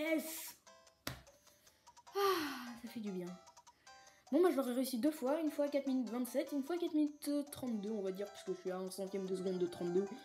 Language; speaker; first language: French; native; French